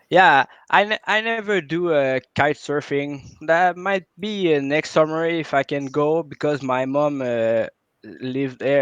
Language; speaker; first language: English; non-native, local second language; French